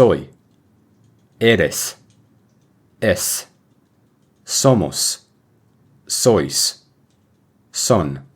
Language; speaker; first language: Spanish; non-native, fluent; English